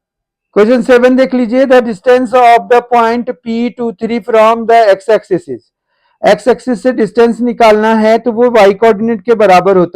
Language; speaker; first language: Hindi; native; Hindi